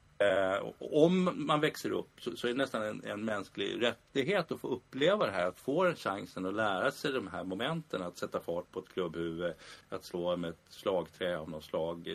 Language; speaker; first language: Swedish; native; Swedish